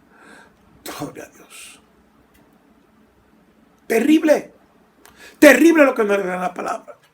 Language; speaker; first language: Spanish; native; Spanish